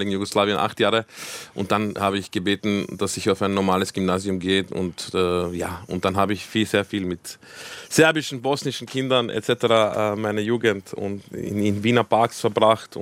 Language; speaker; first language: German; early bilingual, other home language; Croatian